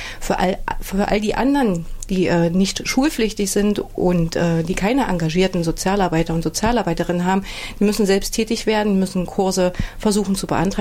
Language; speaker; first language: German; native; German